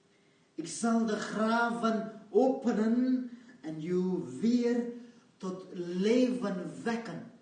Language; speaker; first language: Dutch; non-native, fluent; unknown